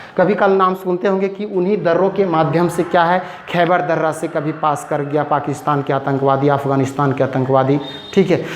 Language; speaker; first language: Hindi; native; Hindi